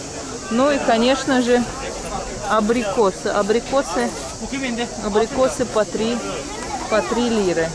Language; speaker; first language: Russian; native; Russian